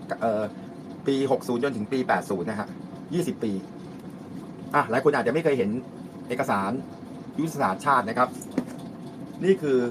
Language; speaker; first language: Thai; native; Thai